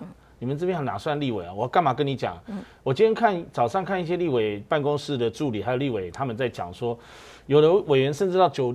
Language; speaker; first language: Chinese; native; Chinese